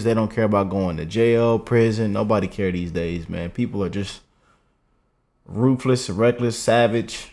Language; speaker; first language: English; native; English